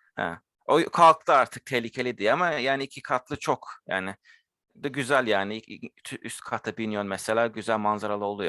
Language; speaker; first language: Turkish; early bilingual, heritage; Turkish